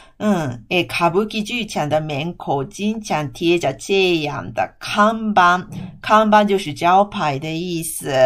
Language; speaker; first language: Chinese; non-native, fluent; Japanese